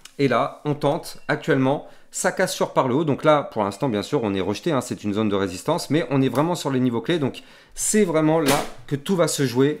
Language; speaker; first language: French; native; French